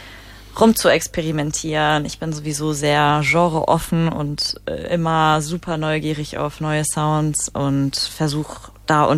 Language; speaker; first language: German; native; German